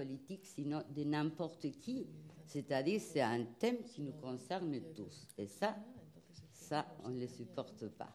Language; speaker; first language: French; non-native, fluent; Spanish